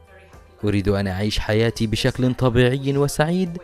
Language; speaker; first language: Arabic; native; Arabic